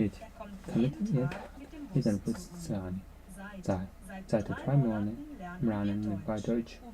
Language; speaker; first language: German; non-native, learner; Japanese